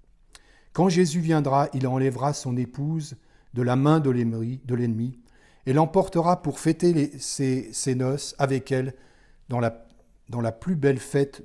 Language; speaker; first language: French; native; French